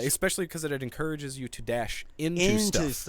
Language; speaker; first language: English; native; English